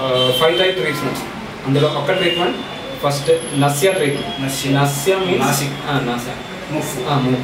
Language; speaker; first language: Telugu; non-native, learner; Malayalam